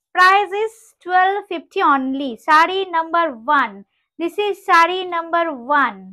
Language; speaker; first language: Hindi; non-native, local second language; Bangla